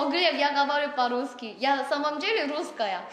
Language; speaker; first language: Russian; non-native, learner; Korean